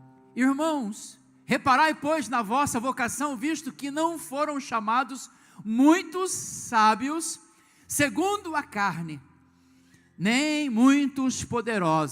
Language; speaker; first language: Portuguese; native; Portuguese